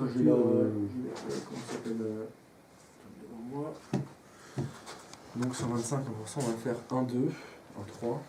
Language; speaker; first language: French; native; French